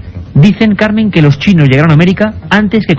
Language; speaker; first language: Spanish; native; Spanish